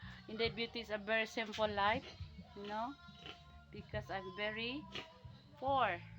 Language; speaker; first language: English; non-native, learner; Filipino